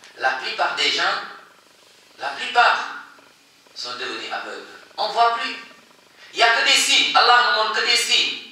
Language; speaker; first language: French; non-native, local second language; Wolof